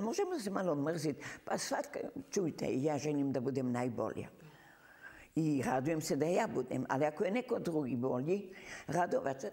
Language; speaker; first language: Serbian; early bilingual, heritage; Serbian